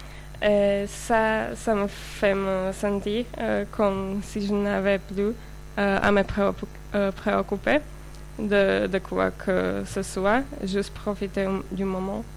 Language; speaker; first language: French; non-native, fluent; Slovak